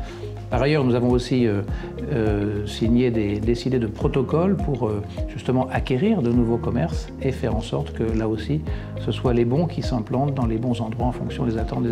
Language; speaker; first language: French; native; French